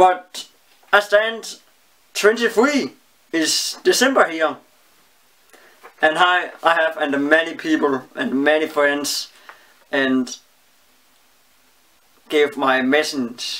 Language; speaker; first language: English; non-native, learner; Danish